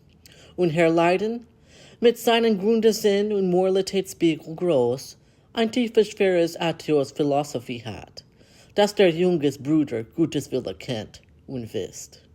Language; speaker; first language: German; non-native, learner; English